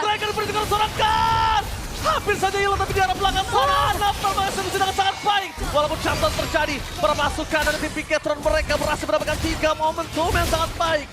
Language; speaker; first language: Indonesian; native; Indonesian